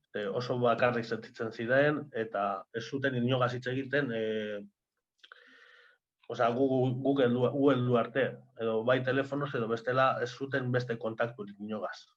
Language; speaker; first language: Basque; non-native, local second language; Spanish